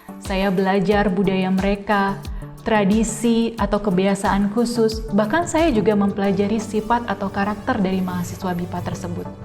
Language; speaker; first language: Indonesian; native; Indonesian